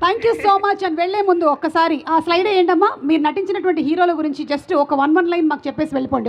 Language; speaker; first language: Telugu; native; Telugu